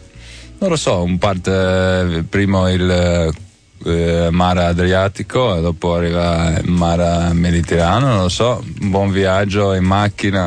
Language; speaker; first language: Italian; non-native, learner; Dutch